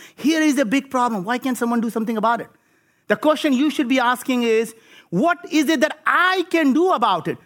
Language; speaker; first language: English; non-native, local second language; Hindi